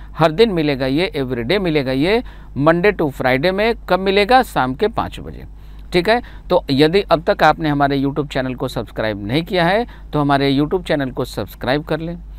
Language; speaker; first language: Hindi; native; Hindi